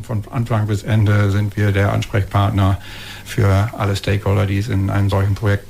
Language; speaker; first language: German; native; German